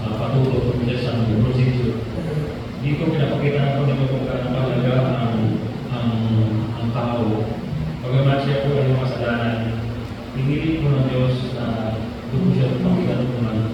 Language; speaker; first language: Filipino; non-native, local second language; Bikol